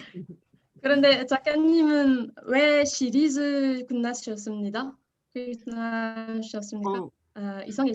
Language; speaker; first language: Korean; non-native, learner; French